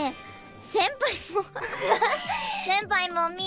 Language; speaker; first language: Japanese; non-native, learner; Indonesian